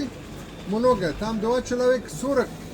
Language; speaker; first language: Russian; non-native, learner; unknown